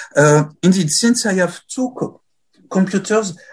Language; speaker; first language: English; non-native, fluent; French